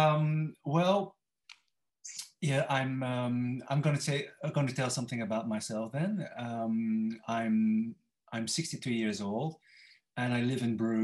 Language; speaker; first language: English; non-native, fluent; Dutch